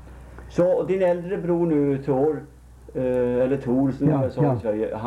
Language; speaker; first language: Swedish; native; Swedish